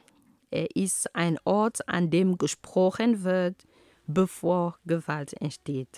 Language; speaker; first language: German; non-native, fluent; Ghomala